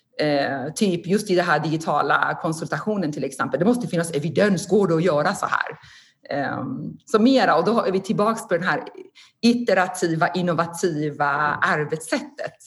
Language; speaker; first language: Swedish; non-native, fluent; Persian